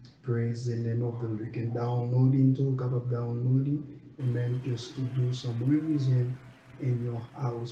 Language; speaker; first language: English; non-native, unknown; Haitian Creole